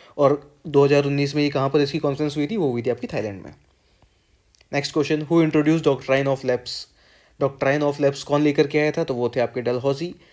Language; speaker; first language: Hindi; native; Hindi